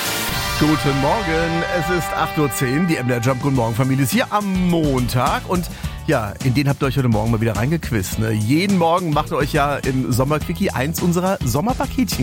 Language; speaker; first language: German; native; German